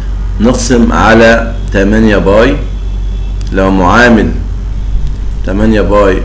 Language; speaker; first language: Arabic; native; Arabic